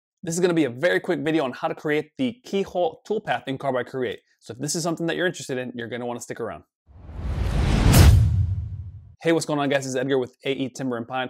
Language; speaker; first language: English; native; English